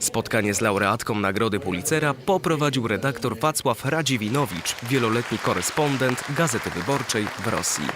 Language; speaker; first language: Polish; native; Polish